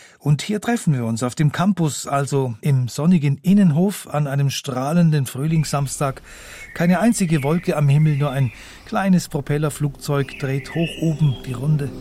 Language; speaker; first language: German; native; German